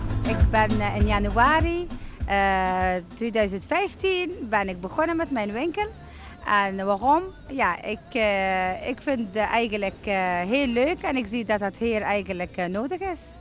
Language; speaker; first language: Dutch; non-native, fluent; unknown